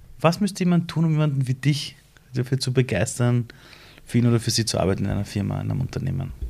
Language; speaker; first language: German; early bilingual, other home language; Persian